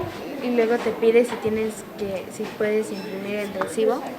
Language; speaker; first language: Spanish; early bilingual, heritage; Spanish